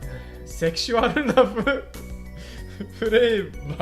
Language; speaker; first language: Japanese; non-native, fluent; English